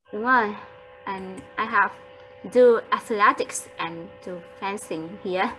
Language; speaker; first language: English; non-native, fluent; Vietnamese